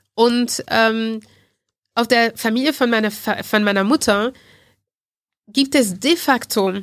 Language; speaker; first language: German; non-native, fluent; French